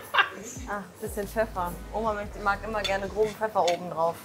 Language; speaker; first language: German; native; German